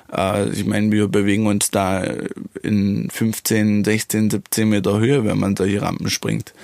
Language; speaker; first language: German; native; German